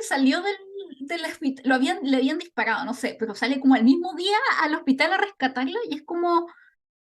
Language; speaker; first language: Spanish; native; Spanish